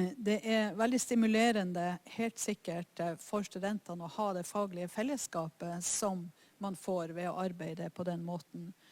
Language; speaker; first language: Norwegian; native; Norwegian